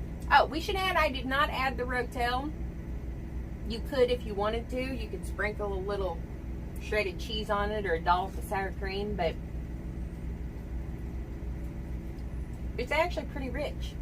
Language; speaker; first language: English; native; English